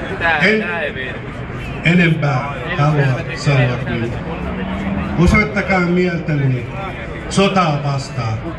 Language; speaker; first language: Finnish; non-native, fluent; Arabic